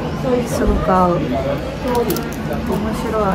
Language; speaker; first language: Japanese; non-native, fluent; Korean